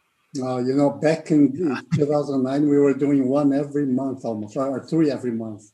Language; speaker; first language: English; non-native, fluent; Portuguese